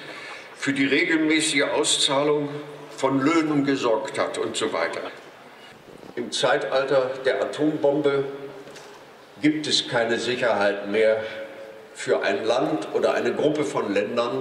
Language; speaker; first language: German; native; German